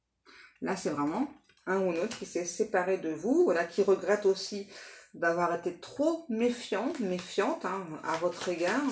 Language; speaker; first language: French; native; French